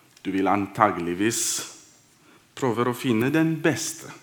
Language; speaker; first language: Norwegian; non-native, fluent; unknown